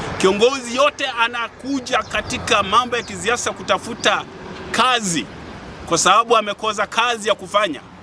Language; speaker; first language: Swahili; non-native, local second language; Luyia